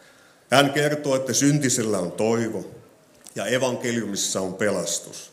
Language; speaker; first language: Finnish; native; Finnish